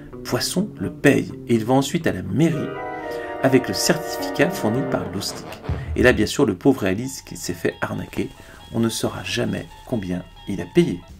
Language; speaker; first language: French; native; French